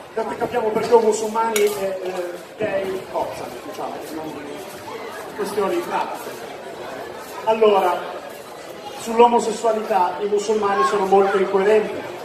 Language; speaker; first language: Italian; native; Italian